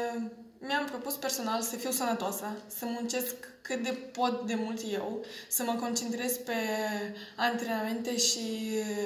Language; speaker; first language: Romanian; non-native, fluent; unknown